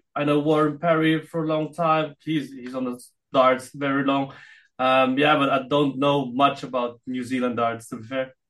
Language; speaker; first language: English; non-native, fluent; Filipino